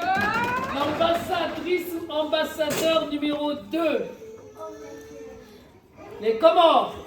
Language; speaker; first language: French; native; French